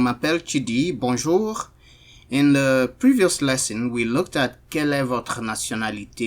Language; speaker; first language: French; non-native, fluent; Igbo